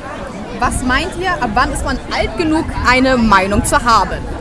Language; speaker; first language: German; native; German